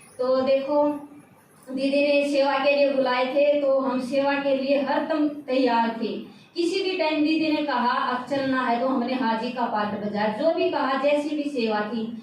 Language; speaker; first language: Hindi; native; Hindi